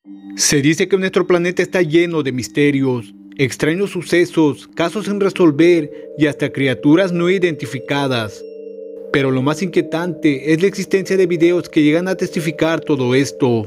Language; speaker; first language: Spanish; native; Spanish